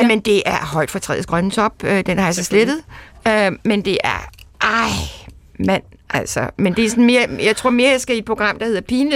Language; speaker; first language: Danish; native; Danish